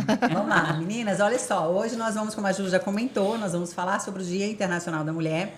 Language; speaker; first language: Portuguese; native; Portuguese